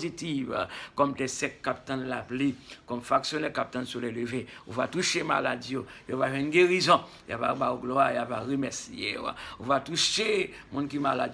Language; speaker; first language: French; non-native, local second language; Haitian Creole